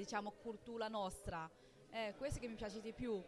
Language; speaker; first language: Italian; non-native, learner; Chinese